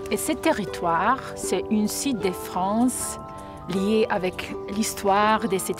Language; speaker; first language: French; non-native, learner; Slovenian